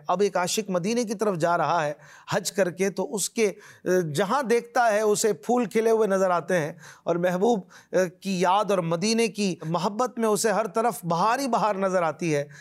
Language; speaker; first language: Urdu; native; Urdu